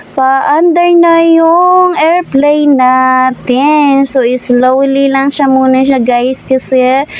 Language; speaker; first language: Filipino; native; Filipino